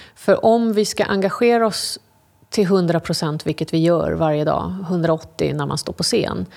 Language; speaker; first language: Swedish; early bilingual, other home language; English